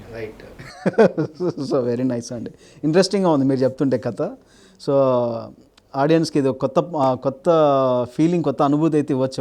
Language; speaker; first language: Telugu; native; Telugu